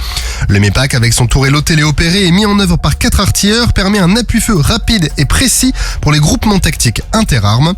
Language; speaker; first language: French; native; French